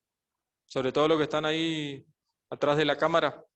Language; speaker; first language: Spanish; native; Spanish